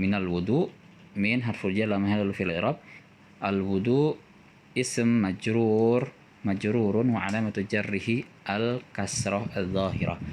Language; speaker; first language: Arabic; non-native, fluent; Indonesian